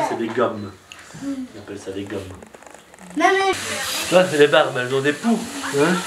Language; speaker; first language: French; native; French